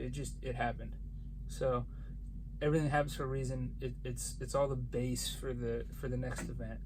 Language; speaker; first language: English; native; English